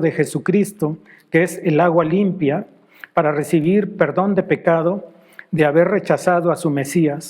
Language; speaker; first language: Spanish; native; Spanish